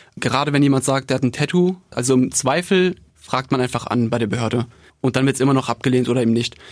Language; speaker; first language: German; early bilingual, other home language; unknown